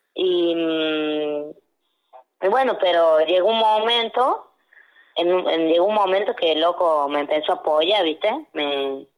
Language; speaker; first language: Spanish; native; Spanish